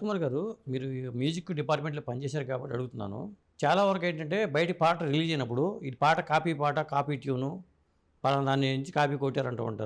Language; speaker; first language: Telugu; native; Telugu